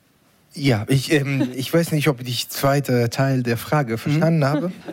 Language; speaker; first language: German; non-native, learner; Italian